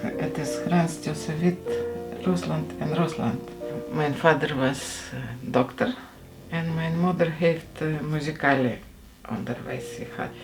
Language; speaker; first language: Dutch; non-native, fluent; Russian